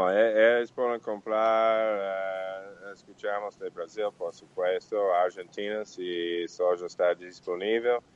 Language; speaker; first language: Portuguese; non-native, learner; Spanish